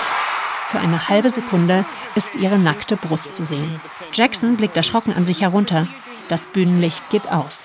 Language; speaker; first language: German; native; German